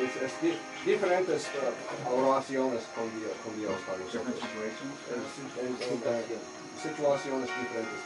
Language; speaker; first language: Spanish; non-native, learner; English